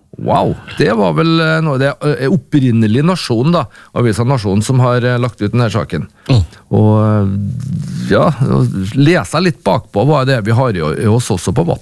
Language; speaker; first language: Norwegian; native; Norwegian